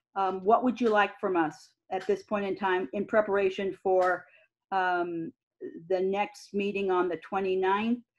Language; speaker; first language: English; native; English